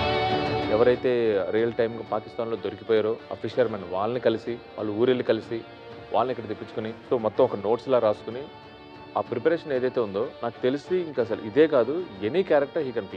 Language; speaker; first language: Telugu; native; Telugu